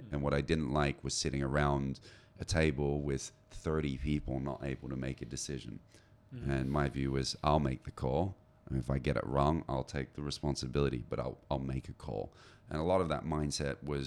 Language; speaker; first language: English; native; English